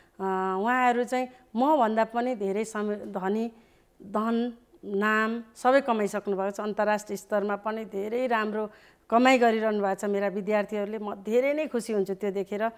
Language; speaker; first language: Nepali; native; Nepali